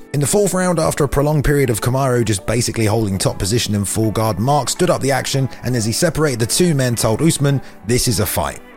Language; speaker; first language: English; native; English